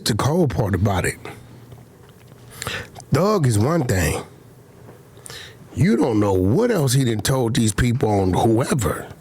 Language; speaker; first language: English; native; English